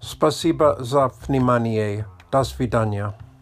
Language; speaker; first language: Russian; non-native, learner; English